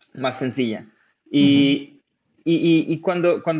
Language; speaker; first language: Spanish; native; Spanish